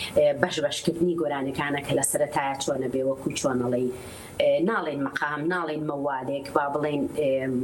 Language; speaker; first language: Central Kurdish; native; Central Kurdish